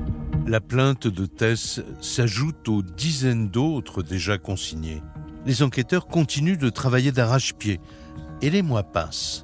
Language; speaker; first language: French; native; French